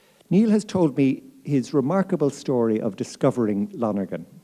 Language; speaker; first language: English; native; English